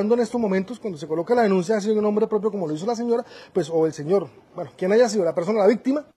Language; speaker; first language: Spanish; native; Spanish